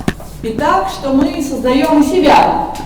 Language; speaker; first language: Russian; native; Russian